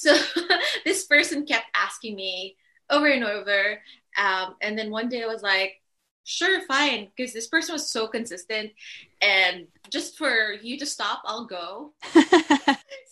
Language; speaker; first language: English; non-native, local second language; Filipino